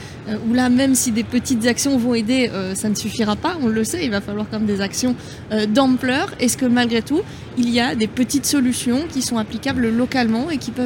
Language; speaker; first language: French; native; French